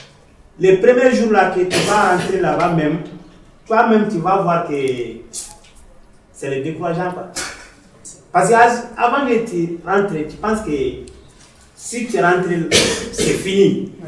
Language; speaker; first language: French; non-native, learner; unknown